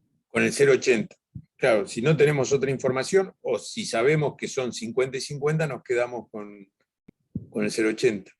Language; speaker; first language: Spanish; native; Spanish